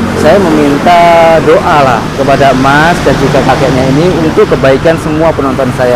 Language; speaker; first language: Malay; non-native, local second language; Javanese